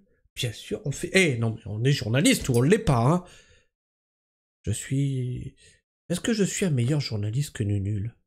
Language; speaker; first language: French; native; French